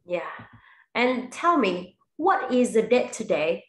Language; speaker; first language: English; non-native, fluent; Vietnamese